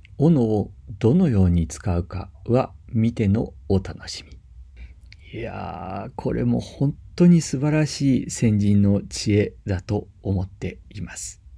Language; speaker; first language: Japanese; native; Japanese